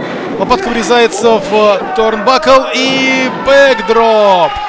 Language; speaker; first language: Russian; native; Russian